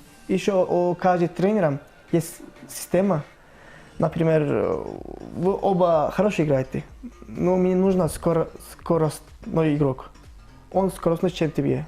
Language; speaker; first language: Russian; non-native, learner; Turkish